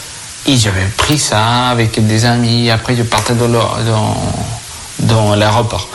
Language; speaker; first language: French; non-native, fluent; Spanish